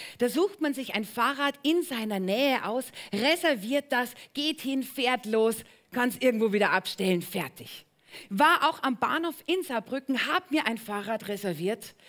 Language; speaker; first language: German; native; German